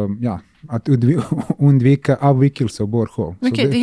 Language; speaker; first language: Swedish; non-native, learner; Serbian